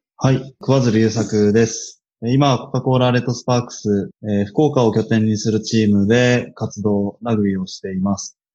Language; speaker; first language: Japanese; native; Japanese